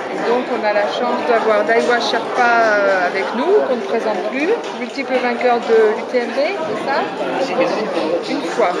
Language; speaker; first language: French; native; French